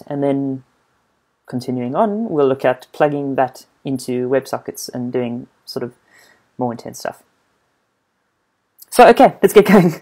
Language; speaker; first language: English; native; English